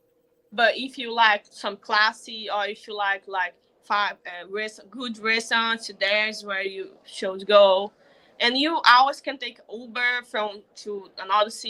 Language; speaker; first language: English; non-native, learner; Portuguese